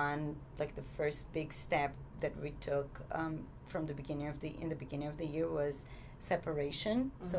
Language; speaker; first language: English; non-native, fluent; Portuguese